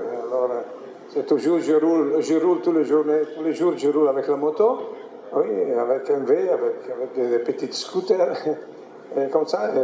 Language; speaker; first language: French; non-native, fluent; Italian